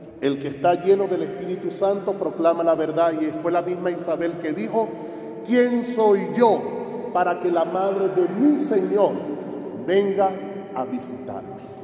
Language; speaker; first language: Spanish; native; Spanish